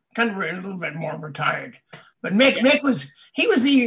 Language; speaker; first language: English; native; English